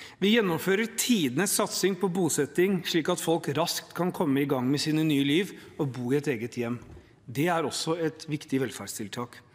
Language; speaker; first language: Norwegian; early bilingual, other home language; Urdu